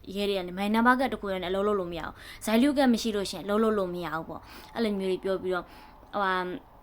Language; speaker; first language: Burmese; native; Burmese